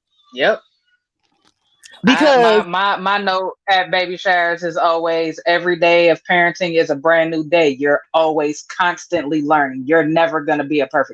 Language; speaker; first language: English; native; English